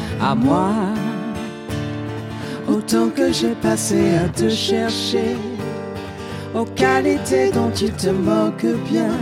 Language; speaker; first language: French; native; French